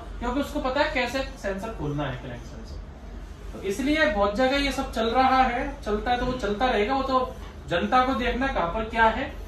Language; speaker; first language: Hindi; native; Hindi